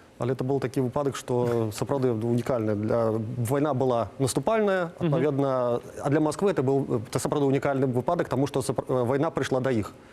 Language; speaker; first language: Belarusian; non-native, local second language; Russian